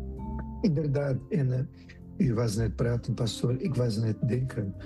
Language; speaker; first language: Dutch; non-native, fluent; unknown